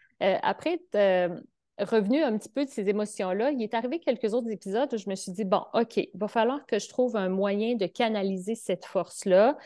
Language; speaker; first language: French; native; French